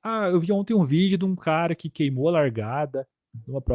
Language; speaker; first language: Portuguese; native; Portuguese